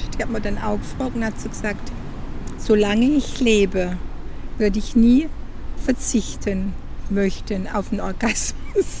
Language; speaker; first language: German; native; German